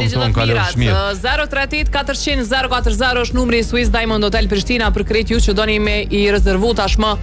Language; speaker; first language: Albanian; native; Albanian